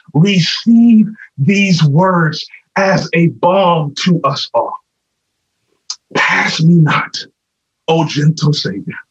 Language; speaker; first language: English; native; English